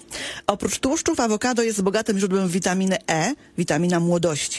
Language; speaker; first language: Polish; native; Polish